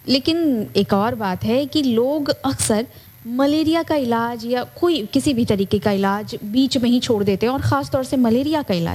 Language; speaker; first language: Hindi; native; Hindi